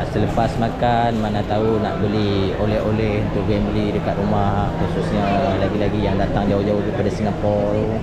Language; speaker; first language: Malay; native; Malay